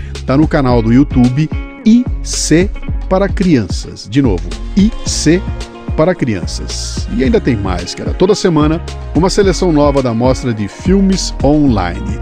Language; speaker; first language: Portuguese; native; Portuguese